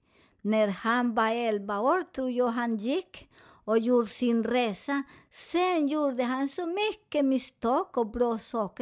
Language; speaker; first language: Swedish; non-native, learner; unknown